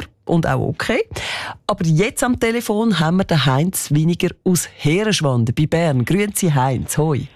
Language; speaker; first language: German; native; German